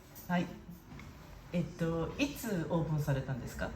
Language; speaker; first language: Japanese; native; Japanese